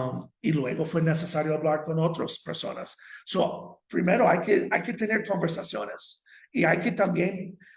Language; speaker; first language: Spanish; non-native, fluent; English